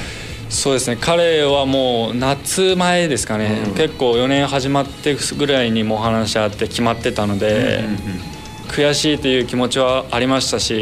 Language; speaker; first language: Japanese; native; Japanese